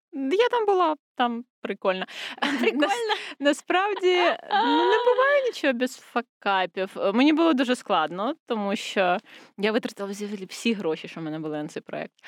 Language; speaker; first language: Ukrainian; native; Ukrainian